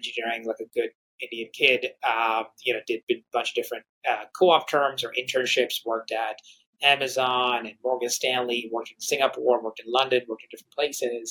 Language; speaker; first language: English; non-native, local second language; Hindi